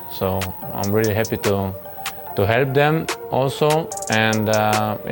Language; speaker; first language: English; non-native, fluent; Hungarian